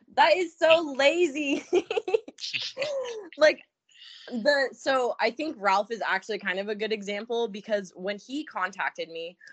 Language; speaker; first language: English; native; English